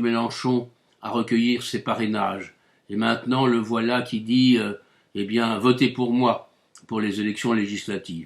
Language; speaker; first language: French; native; French